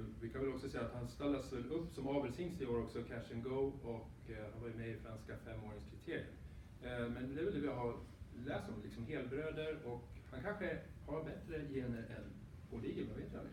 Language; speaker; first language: Swedish; native; Swedish